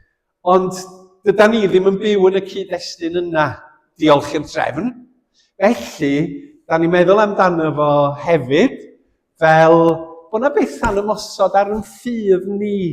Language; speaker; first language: Welsh; native; Welsh